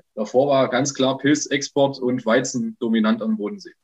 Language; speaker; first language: German; native; German